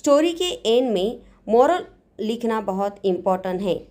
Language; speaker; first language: Hindi; non-native, local second language; Marathi